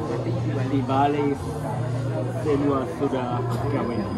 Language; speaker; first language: Indonesian; non-native, learner; German